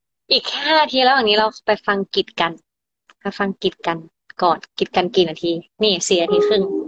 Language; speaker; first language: Thai; native; Thai